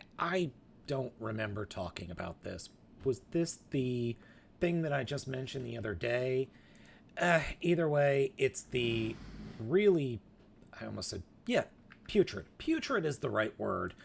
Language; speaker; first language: English; native; English